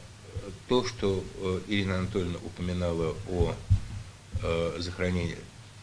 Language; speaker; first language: Russian; native; Russian